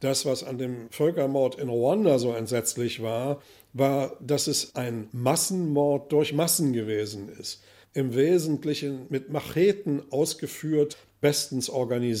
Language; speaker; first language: German; native; German